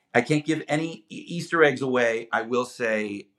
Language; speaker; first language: English; non-native, fluent; Greek